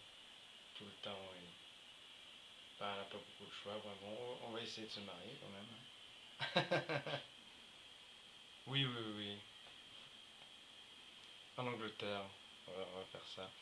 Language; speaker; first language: French; non-native, fluent; English